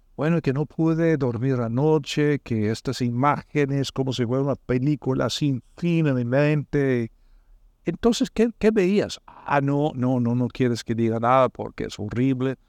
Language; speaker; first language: Spanish; non-native, fluent; English